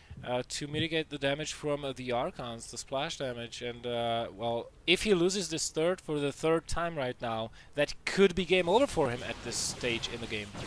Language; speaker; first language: English; non-native, fluent; Dutch